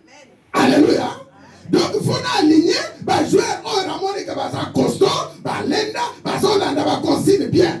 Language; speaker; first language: French; non-native, local second language; Lingala